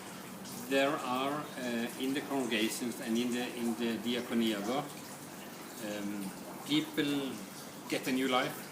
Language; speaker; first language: English; non-native, fluent; Norwegian